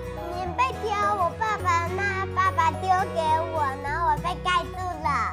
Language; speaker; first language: Chinese; early bilingual, other home language; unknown